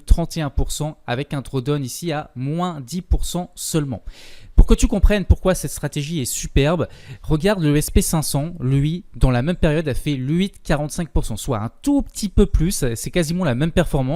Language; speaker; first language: French; native; French